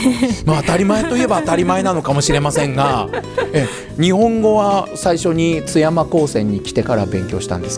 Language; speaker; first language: Japanese; native; Japanese